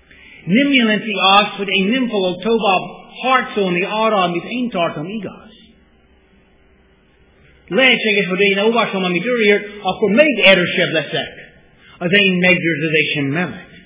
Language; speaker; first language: Hungarian; non-native, fluent; English